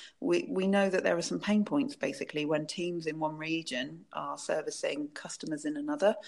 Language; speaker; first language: English; native; English